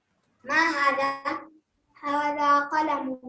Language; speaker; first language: Arabic; non-native, learner; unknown